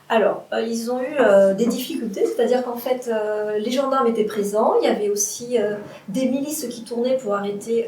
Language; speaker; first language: French; native; French